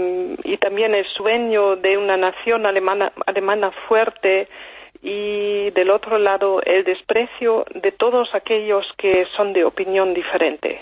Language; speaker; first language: Spanish; non-native, fluent; German